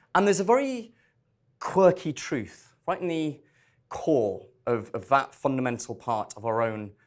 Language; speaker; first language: English; native; English